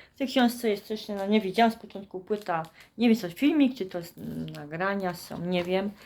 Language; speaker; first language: Polish; native; Polish